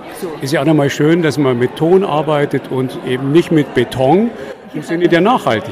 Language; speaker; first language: German; native; German